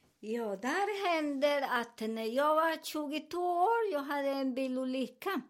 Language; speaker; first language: Swedish; non-native, learner; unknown